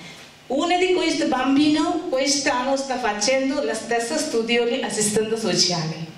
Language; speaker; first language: Italian; non-native, learner; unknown